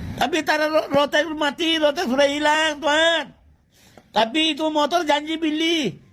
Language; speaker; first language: Malay; non-native, learner; Bangla